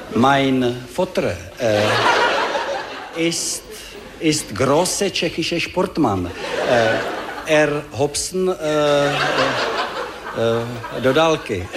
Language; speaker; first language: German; non-native, learner; Czech